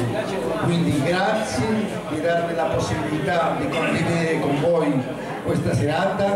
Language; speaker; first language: Italian; non-native, fluent; Spanish